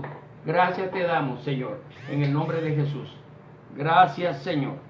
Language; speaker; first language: Spanish; native; Spanish